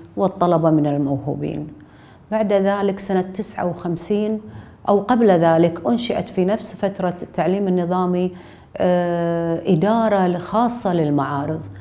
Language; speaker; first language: Arabic; native; Arabic